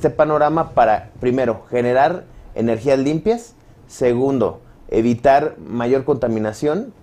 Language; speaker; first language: Spanish; native; Spanish